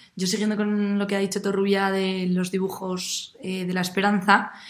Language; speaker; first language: Spanish; native; Spanish